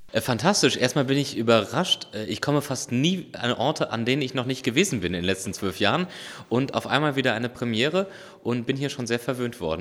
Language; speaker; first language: German; native; German